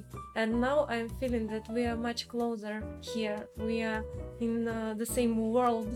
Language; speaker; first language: English; non-native, learner; Russian